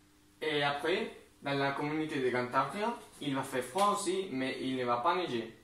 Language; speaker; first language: French; non-native, learner; Spanish